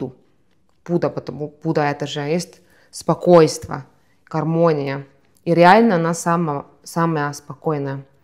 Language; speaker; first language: Russian; non-native, fluent; Estonian